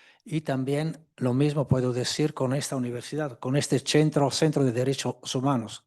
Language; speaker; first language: Spanish; non-native, fluent; Italian